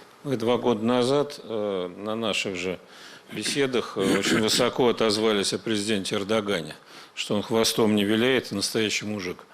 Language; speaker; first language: Russian; native; Russian